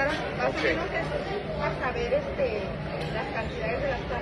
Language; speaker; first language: Spanish; native; Spanish